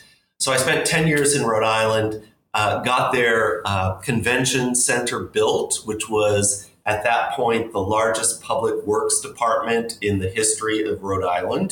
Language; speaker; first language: English; native; English